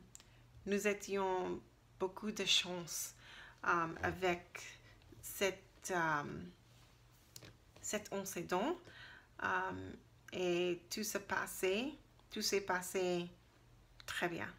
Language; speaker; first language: French; non-native, learner; English